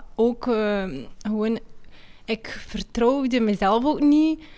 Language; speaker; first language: Dutch; early bilingual, other home language; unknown